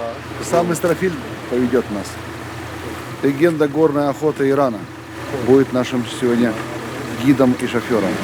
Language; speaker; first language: Russian; native; Russian